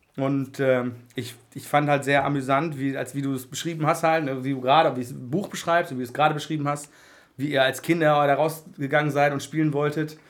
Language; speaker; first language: German; native; German